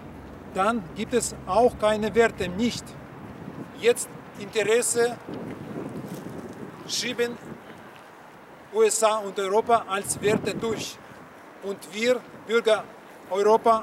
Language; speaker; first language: German; non-native, learner; Russian